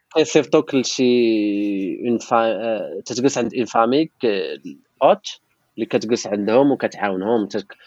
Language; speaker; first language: Arabic; non-native, local second language; Tachelhit